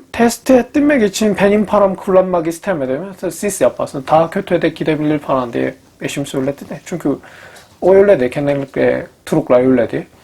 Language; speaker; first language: Turkish; non-native, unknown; Korean